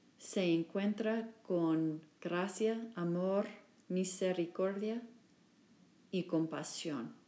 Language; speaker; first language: Spanish; non-native, learner; English